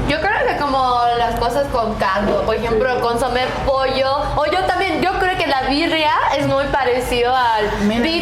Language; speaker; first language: Spanish; non-native, fluent; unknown